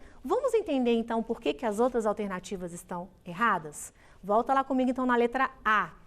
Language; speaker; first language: Portuguese; native; Portuguese